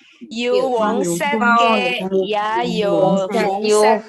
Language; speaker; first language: Chinese; non-native, learner; Indonesian